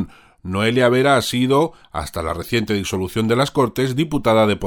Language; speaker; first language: Spanish; native; Spanish